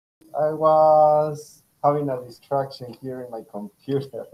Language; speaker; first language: English; non-native, fluent; Spanish